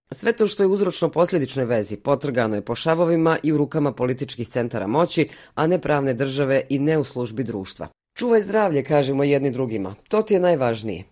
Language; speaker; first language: Bosnian; native; Bosnian